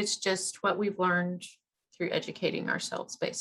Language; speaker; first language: English; native; English